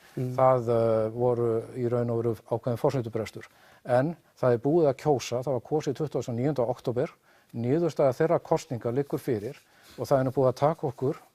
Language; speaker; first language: Icelandic; native; Icelandic